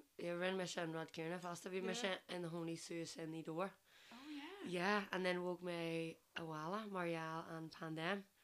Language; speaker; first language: Irish; non-native, local second language; English